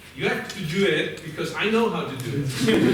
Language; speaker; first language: English; non-native, fluent; German